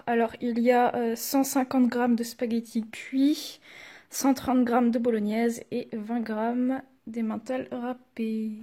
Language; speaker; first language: French; native; French